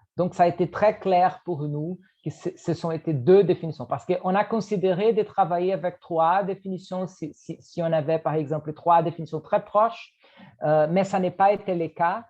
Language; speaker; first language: French; non-native, fluent; Portuguese